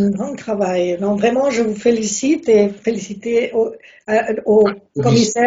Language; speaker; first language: French; non-native, fluent; Spanish